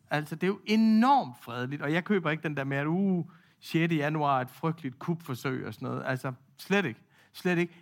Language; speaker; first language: Danish; native; Danish